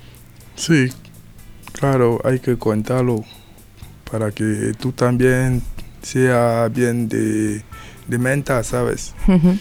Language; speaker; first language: Spanish; non-native, learner; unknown